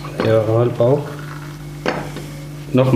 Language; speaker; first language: German; non-native, learner; Arabic